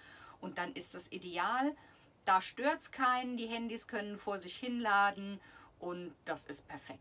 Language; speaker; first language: German; native; German